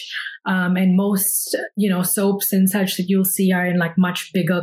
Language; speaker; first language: English; non-native, local second language; Hindi